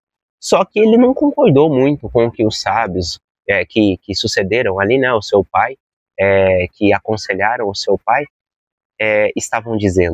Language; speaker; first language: Portuguese; native; Portuguese